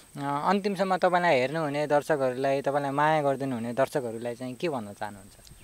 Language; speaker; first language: Nepali; native; Nepali